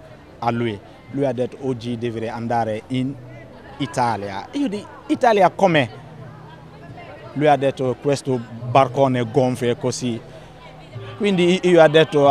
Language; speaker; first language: Italian; non-native, learner; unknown